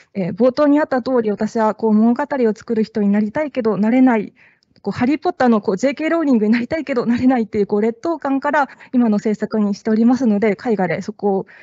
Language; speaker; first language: Japanese; native; Japanese